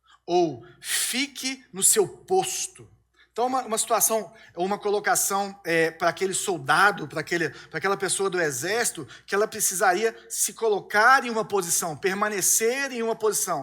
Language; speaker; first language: Portuguese; native; Portuguese